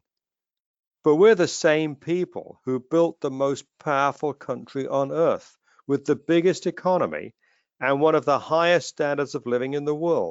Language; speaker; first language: English; native; English